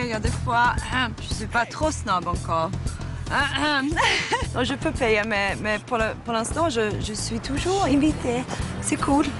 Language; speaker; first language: French; non-native, fluent; Swedish